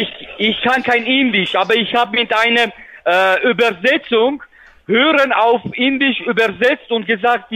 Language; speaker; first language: German; non-native, fluent; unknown